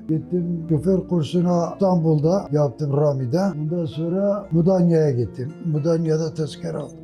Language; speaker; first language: Turkish; non-native, local second language; Kurdish